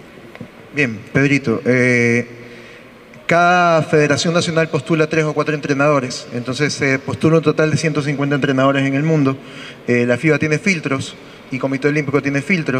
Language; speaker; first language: Spanish; native; Spanish